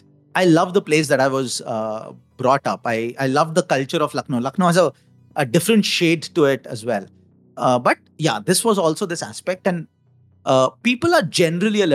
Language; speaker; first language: English; non-native, local second language; Hindi